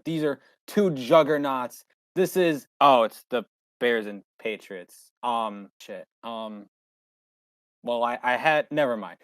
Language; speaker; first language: English; native; English